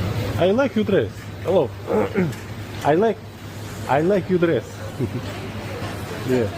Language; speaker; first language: English; non-native, learner; Russian